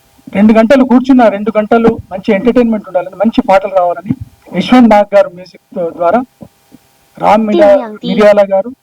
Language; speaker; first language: Telugu; native; Telugu